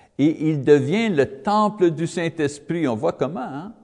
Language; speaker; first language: French; non-native, learner; English